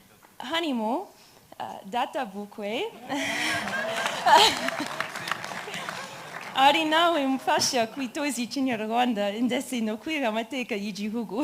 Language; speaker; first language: Kinyarwanda; non-native, learner; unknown